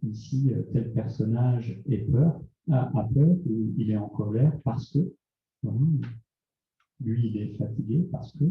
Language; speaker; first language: French; native; French